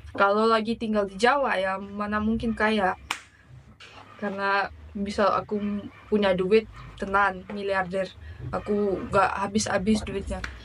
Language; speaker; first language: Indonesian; early bilingual, other home language; Russian